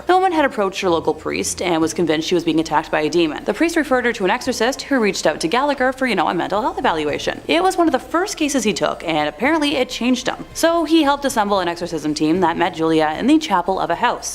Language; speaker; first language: English; native; English